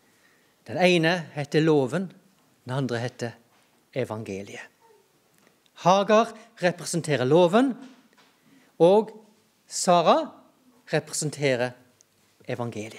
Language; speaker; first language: Norwegian; native; Norwegian